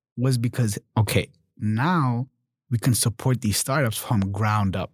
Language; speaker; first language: English; early bilingual, other home language; German